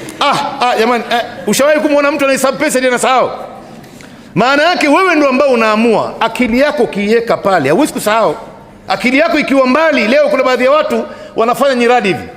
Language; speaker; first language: Swahili; native; Swahili